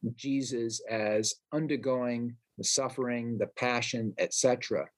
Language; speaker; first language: English; native; English